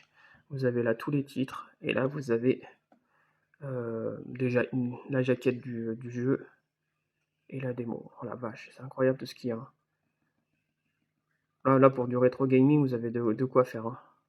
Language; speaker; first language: French; native; French